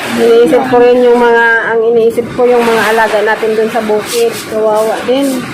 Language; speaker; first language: Filipino; non-native, local second language; Bikol